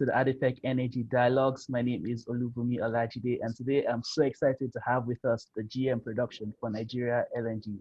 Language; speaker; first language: English; non-native, local second language; Yoruba